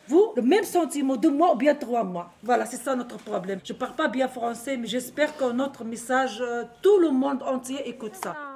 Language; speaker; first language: French; non-native, learner; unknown